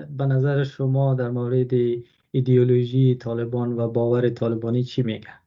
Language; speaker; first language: Persian; native; Persian